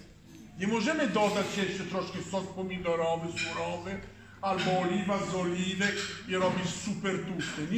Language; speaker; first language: Polish; non-native, fluent; Italian